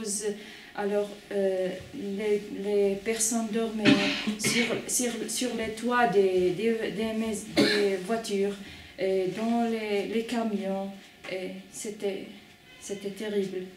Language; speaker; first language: French; non-native, fluent; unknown